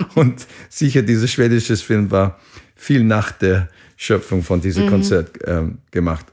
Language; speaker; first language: German; non-native, fluent; English